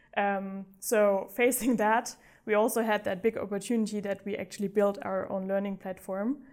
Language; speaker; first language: English; non-native, fluent; German